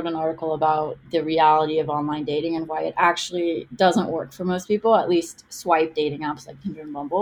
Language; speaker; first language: English; non-native, fluent; Hebrew